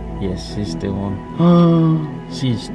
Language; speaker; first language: English; non-native, learner; Kalaallisut